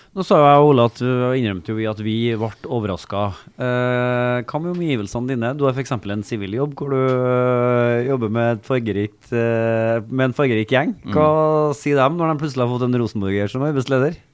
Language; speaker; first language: Norwegian; native; Norwegian